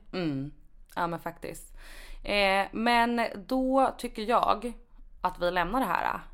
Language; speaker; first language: Swedish; native; Swedish